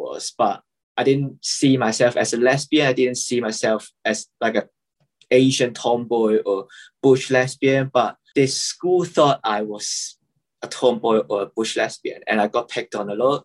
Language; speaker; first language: English; non-native, local second language; Cantonese